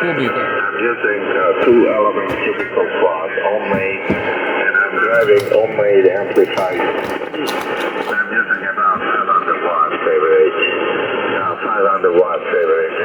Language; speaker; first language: English; non-native, fluent; Italian